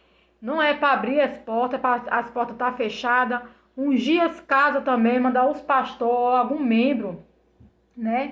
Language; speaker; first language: Portuguese; native; Portuguese